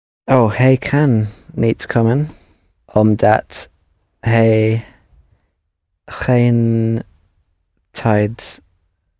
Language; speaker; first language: Dutch; non-native, learner; English